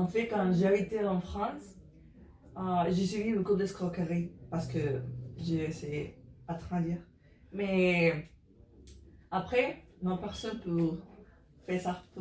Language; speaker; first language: French; non-native, learner; Spanish